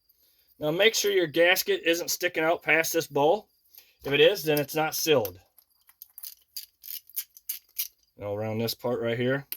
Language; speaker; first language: English; native; English